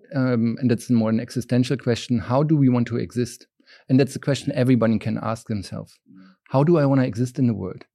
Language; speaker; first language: English; non-native, fluent; German